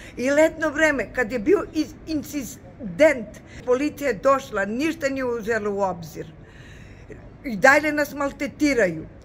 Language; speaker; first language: Serbian; non-native, local second language; Albanian